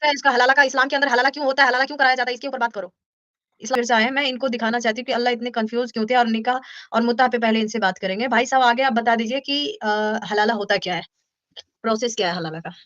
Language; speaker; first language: Hindi; native; Hindi